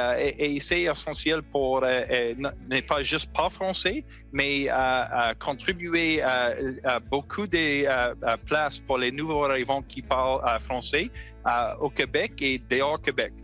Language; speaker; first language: French; non-native, local second language; English